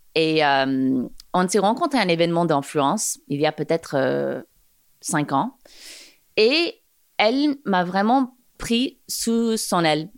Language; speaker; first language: French; non-native, fluent; English